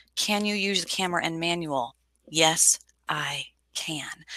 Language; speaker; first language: English; native; English